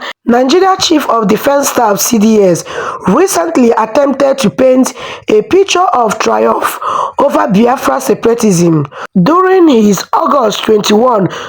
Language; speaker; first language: English; non-native, local second language; Igbo